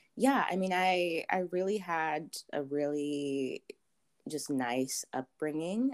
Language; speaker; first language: English; early bilingual, other home language; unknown